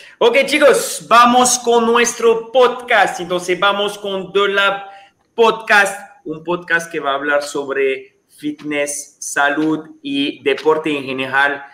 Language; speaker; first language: Spanish; non-native, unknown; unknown